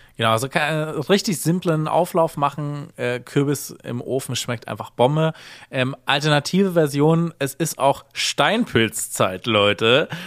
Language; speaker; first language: German; native; German